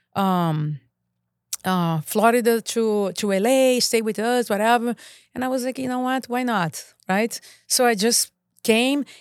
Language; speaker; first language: English; non-native, fluent; Portuguese